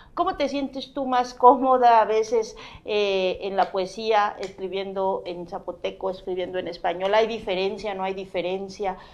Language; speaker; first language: Spanish; native; Spanish